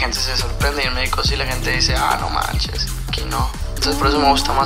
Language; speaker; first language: Spanish; native; Spanish